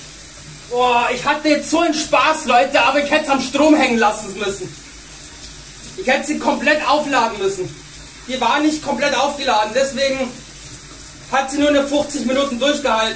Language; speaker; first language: German; native; German